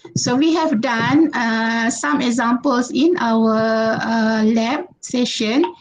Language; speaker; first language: English; non-native, local second language; Malay